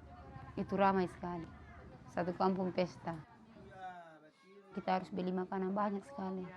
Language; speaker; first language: Indonesian; non-native, local second language; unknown